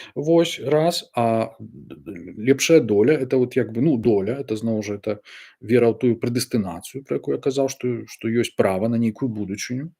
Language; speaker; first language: Belarusian; non-native, local second language; Russian